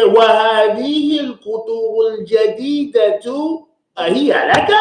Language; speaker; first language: Arabic; non-native, fluent; English